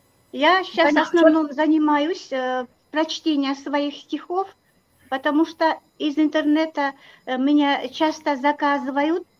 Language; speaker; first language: Russian; non-native, local second language; Kyrgyz